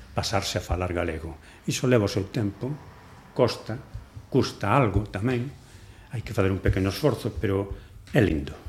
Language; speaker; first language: Galician; non-native, local second language; Spanish